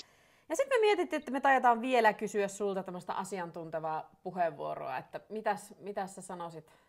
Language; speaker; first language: Finnish; native; Finnish